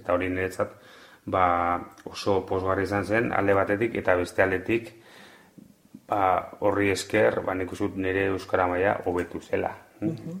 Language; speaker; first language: Basque; non-native, local second language; Spanish